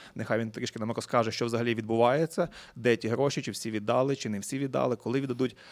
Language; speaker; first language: Ukrainian; native; Ukrainian